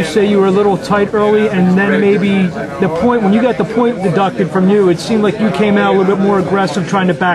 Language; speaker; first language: English; native; English